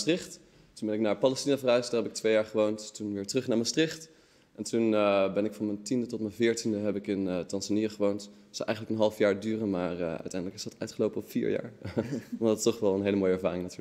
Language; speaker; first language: Dutch; native; Dutch